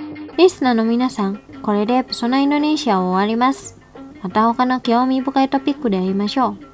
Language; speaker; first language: Japanese; non-native, fluent; Indonesian